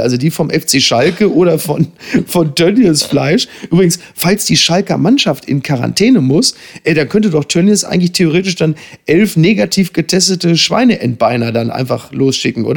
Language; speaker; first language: German; native; German